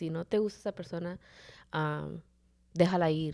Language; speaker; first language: Spanish; early bilingual, heritage; Spanish